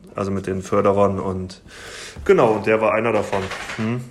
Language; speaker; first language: German; native; German